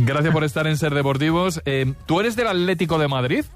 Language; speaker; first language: Spanish; native; Spanish